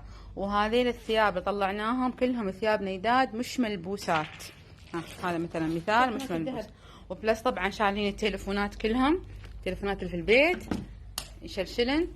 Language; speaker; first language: Arabic; native; Arabic